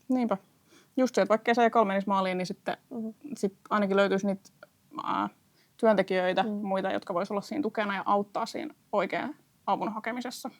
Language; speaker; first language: Finnish; native; Finnish